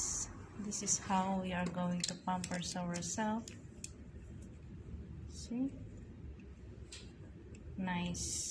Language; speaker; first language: English; non-native, local second language; Filipino